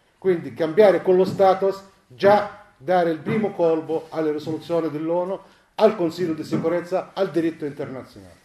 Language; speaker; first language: Italian; non-native, fluent; Arabic